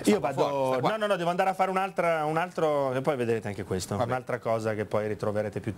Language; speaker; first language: Italian; native; Italian